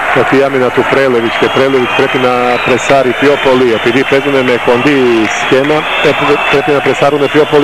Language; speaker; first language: Greek; non-native, fluent; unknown